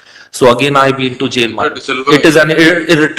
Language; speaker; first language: English; non-native, local second language; Hindi